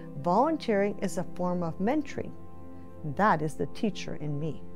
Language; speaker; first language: English; early bilingual, other home language; Ukrainian